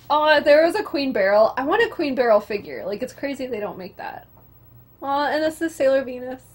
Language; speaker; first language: English; native; English